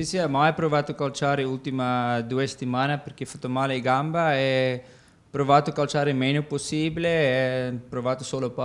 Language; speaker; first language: Italian; non-native, learner; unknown